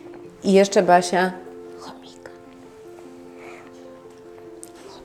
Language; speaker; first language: Polish; native; Polish